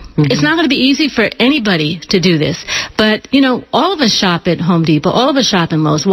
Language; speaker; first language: English; native; English